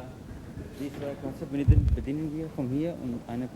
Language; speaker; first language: German; non-native, learner; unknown